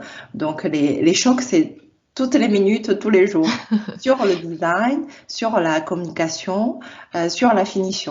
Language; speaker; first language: French; non-native, fluent; Chinese